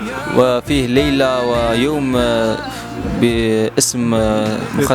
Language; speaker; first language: Arabic; native; Arabic